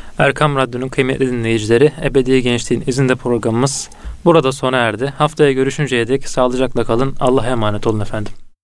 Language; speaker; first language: Turkish; native; Turkish